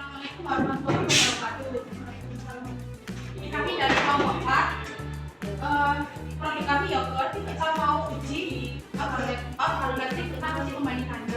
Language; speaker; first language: Indonesian; native; Indonesian